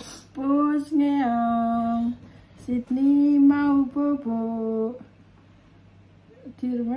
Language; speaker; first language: English; non-native, fluent; Indonesian